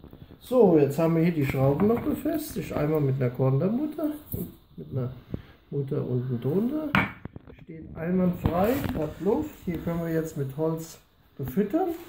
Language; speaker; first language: German; native; German